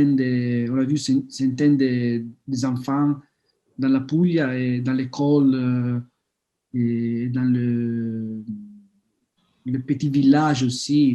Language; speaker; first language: French; non-native, fluent; Italian